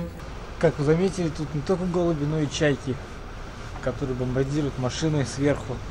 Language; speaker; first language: Russian; native; Russian